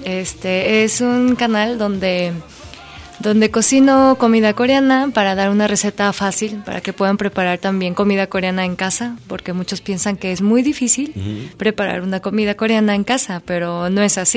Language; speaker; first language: Spanish; non-native, fluent; Korean